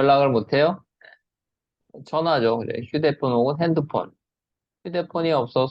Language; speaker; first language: Korean; native; Korean